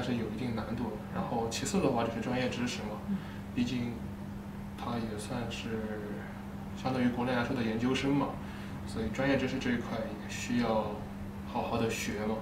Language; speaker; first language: Chinese; native; Chinese